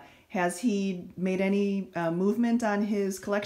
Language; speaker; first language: English; native; English